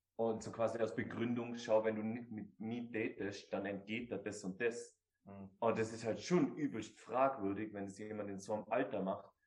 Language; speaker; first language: German; native; German